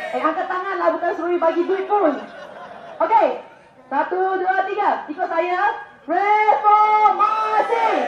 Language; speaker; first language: Malay; non-native, local second language; Chinese